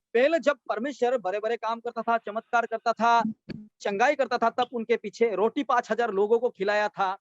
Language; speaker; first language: Hindi; non-native, local second language; Assamese